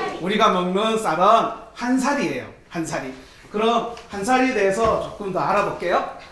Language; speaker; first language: Korean; native; Korean